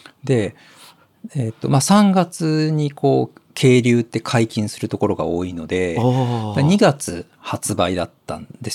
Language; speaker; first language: Japanese; native; Japanese